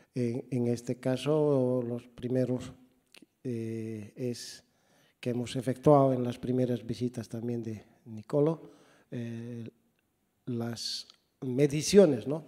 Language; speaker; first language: Spanish; native; Spanish